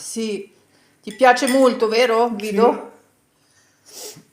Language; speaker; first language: Italian; non-native, fluent; Ukrainian